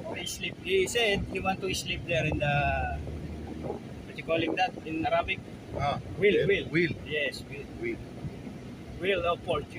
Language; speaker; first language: English; non-native, local second language; Filipino